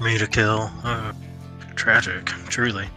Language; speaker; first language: English; native; English